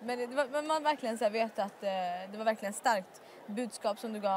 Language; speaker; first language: Swedish; native; Swedish